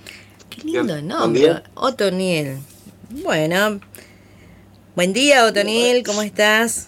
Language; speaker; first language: Spanish; native; Spanish